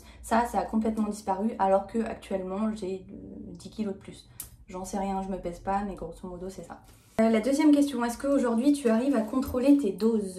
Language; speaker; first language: French; native; French